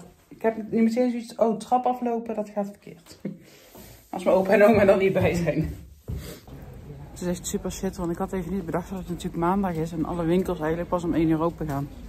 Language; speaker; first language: Dutch; native; Dutch